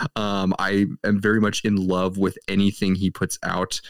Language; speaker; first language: English; native; English